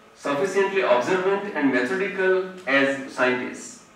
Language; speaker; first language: English; non-native, local second language; Odia